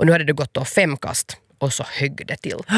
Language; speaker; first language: Swedish; native; Swedish